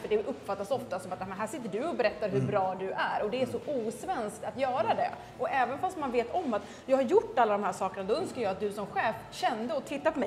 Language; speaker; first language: Swedish; native; Swedish